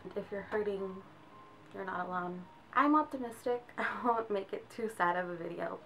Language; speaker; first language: English; native; English